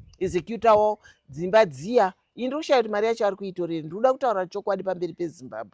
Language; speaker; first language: Shona; native; Shona